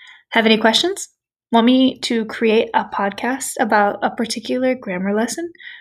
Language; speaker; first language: English; native; English